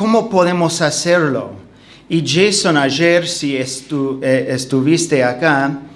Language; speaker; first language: Spanish; non-native, fluent; English